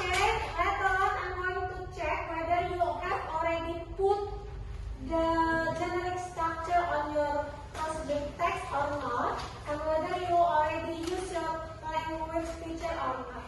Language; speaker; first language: English; non-native, fluent; Indonesian